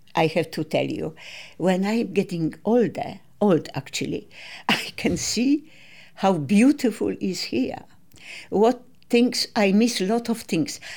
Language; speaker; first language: English; non-native, learner; Polish